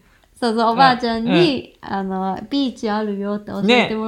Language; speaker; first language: Japanese; non-native, fluent; Cantonese